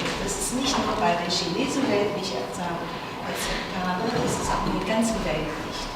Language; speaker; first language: German; non-native, fluent; Chinese